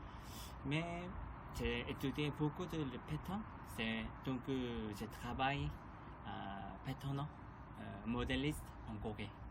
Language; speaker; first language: French; non-native, learner; Korean